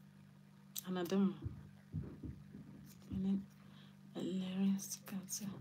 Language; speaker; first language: Turkish; non-native, learner; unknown